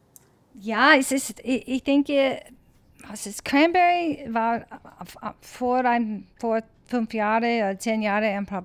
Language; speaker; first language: German; non-native, learner; English